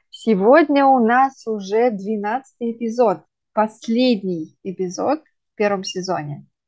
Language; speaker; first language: Russian; native; Russian